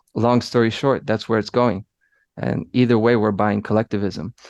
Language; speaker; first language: English; early bilingual, other home language; Polish